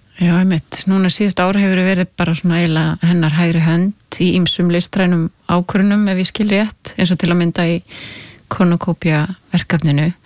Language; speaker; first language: Icelandic; native; Icelandic